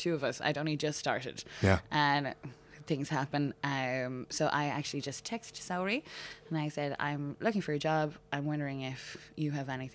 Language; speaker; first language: English; native; English